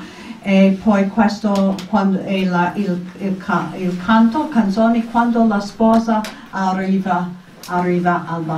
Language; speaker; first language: Italian; non-native, fluent; English